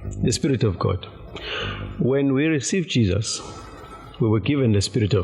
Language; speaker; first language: English; non-native, local second language; Zulu